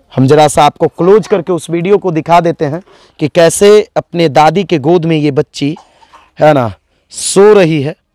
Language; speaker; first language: Hindi; native; Hindi